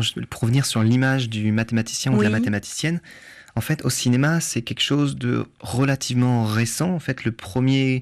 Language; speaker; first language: French; native; French